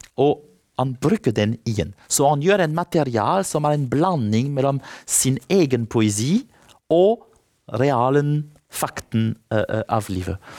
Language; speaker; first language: Norwegian; non-native, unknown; French